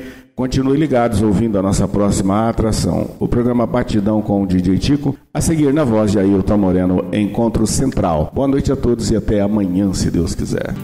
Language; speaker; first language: Portuguese; native; Portuguese